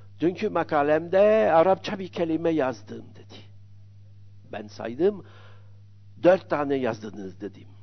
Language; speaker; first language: Turkish; non-native, fluent; French